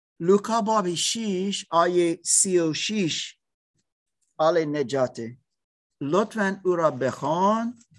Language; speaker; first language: Persian; non-native, learner; English